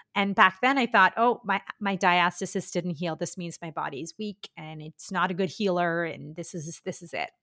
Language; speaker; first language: English; early bilingual, other home language; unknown